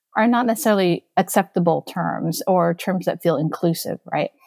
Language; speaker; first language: English; early bilingual, other home language; Japanese